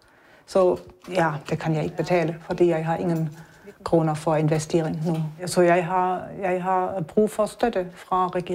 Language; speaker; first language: Danish; non-native, learner; German